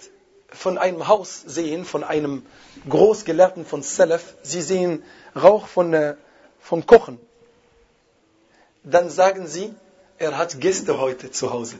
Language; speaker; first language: German; non-native, fluent; Arabic